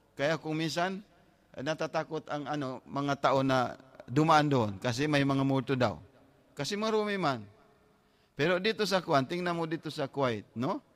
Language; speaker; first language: Filipino; non-native, local second language; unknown